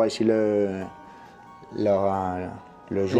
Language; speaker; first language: French; non-native, learner; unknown